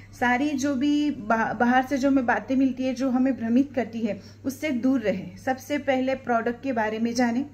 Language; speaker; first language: Hindi; non-native, local second language; Gujarati